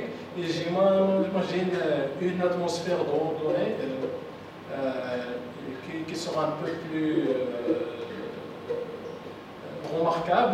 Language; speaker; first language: French; non-native, local second language; Arabic